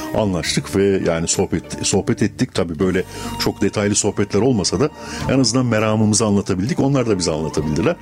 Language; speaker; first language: Turkish; native; Turkish